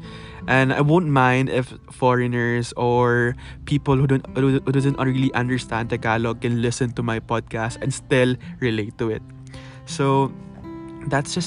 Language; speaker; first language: English; non-native, local second language; Filipino